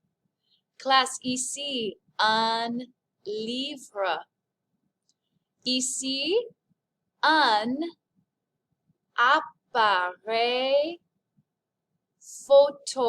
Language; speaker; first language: French; non-native, fluent; English